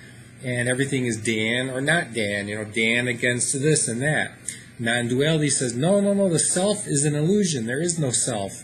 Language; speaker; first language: English; native; English